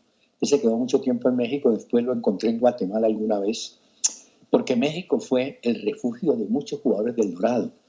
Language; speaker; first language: Spanish; native; Spanish